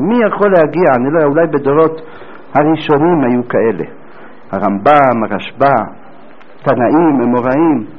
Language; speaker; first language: Hebrew; native; Hebrew